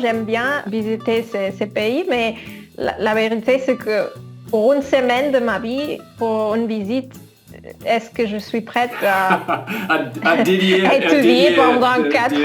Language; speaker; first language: French; non-native, learner; Spanish